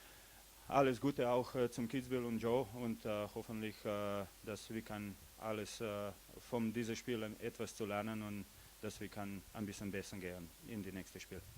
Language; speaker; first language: German; non-native, learner; Slovenian